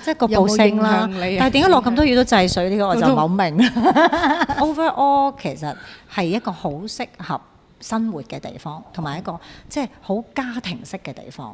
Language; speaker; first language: Cantonese; native; Cantonese